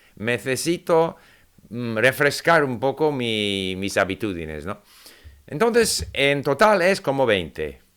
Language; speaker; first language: Spanish; non-native, fluent; English